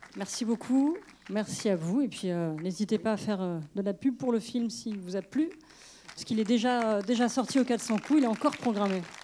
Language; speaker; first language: French; native; French